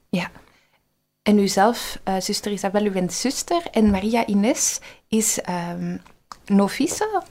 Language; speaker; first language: Dutch; native; Dutch